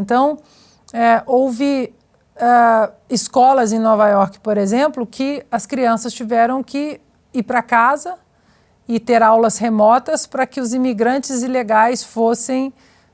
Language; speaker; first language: Portuguese; native; Portuguese